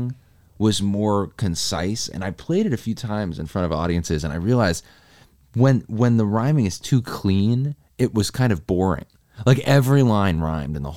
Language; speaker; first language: English; native; English